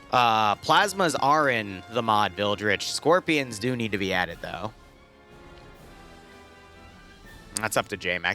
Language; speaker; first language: English; native; English